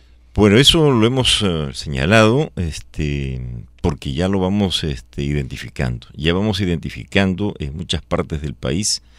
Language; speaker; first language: Spanish; native; Spanish